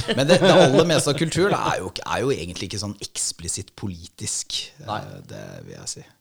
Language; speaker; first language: Norwegian; native; Norwegian